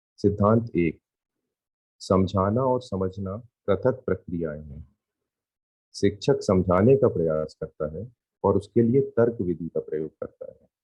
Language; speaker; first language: Hindi; native; Hindi